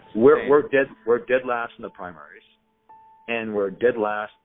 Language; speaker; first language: English; native; English